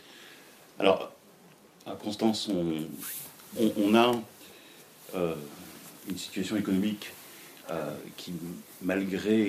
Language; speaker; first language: French; native; French